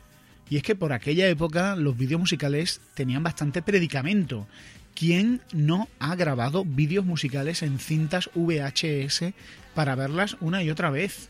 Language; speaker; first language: Spanish; native; Spanish